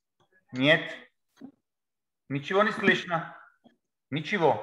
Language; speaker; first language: Russian; non-native, learner; Bulgarian